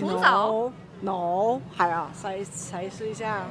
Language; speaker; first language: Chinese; non-native, learner; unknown